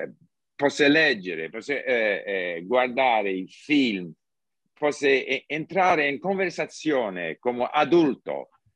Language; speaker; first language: Italian; non-native, learner; English